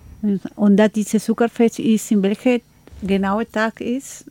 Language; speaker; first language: German; non-native, learner; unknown